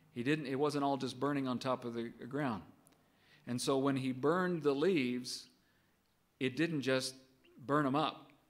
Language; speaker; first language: English; native; English